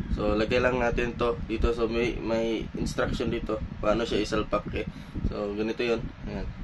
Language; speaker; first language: Filipino; non-native, local second language; Cebuano